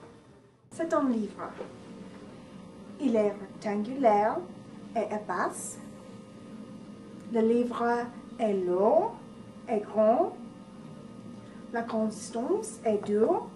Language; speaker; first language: French; non-native, learner; English